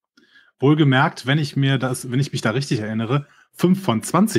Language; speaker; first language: German; native; German